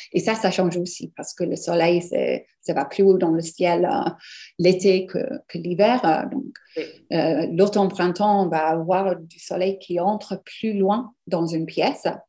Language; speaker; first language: French; non-native, fluent; English